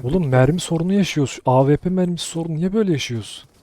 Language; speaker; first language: Turkish; native; Turkish